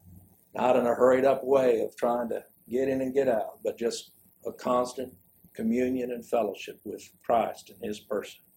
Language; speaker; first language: English; native; English